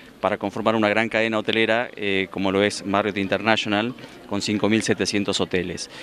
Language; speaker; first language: Spanish; native; Spanish